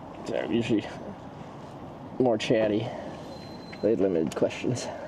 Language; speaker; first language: English; native; English